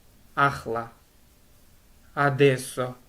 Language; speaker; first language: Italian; non-native, learner; Georgian